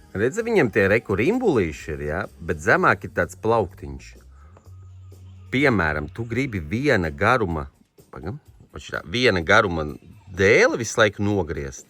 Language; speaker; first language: Latvian; native; Latvian